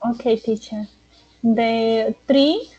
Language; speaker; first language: English; non-native, learner; Spanish